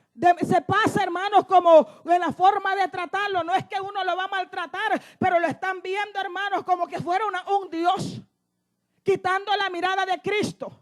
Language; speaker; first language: Spanish; native; Spanish